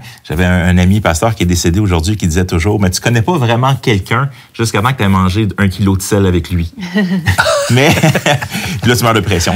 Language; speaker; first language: French; native; French